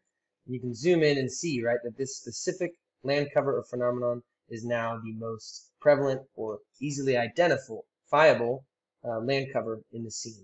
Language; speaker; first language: English; native; English